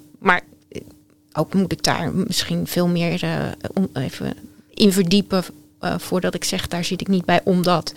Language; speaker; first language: Dutch; native; Dutch